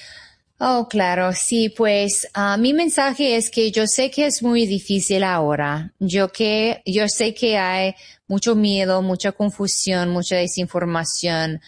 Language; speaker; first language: Spanish; non-native, fluent; English